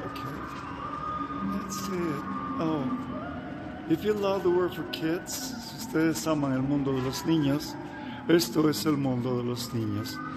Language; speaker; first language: Spanish; native; Spanish